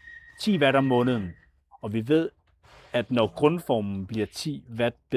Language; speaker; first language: Danish; native; Danish